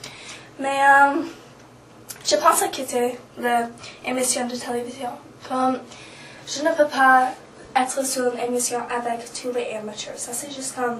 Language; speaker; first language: French; non-native, learner; English